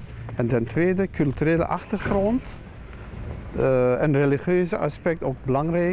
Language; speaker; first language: Dutch; non-native, fluent; Turkish